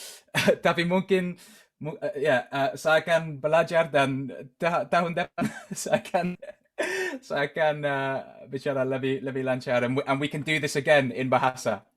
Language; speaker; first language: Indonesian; non-native, learner; English